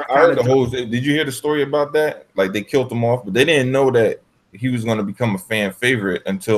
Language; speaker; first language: English; native; English